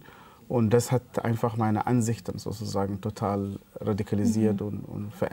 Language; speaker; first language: German; non-native, fluent; Arabic